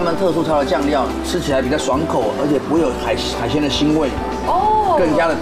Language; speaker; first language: Chinese; native; Chinese